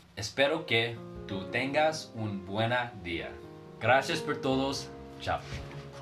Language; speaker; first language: Spanish; non-native, learner; English